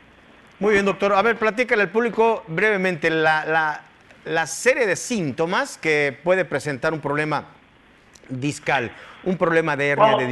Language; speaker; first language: Spanish; native; Spanish